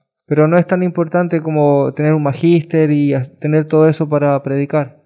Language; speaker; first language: Spanish; native; Spanish